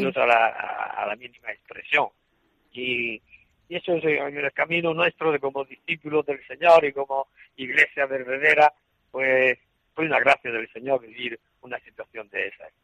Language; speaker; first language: Spanish; native; Spanish